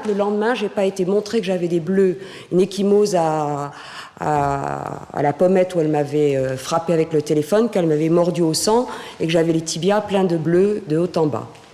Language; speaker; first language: French; native; French